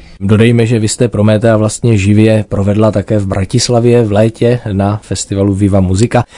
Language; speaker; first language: Czech; native; Czech